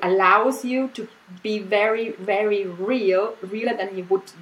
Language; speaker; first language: English; non-native, fluent; German